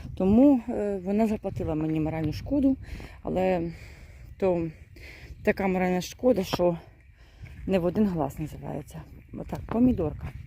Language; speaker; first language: Ukrainian; non-native, local second language; Russian